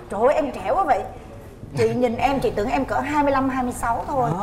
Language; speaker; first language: Vietnamese; native; Vietnamese